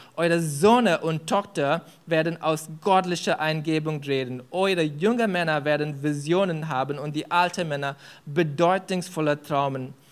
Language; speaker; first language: German; non-native, fluent; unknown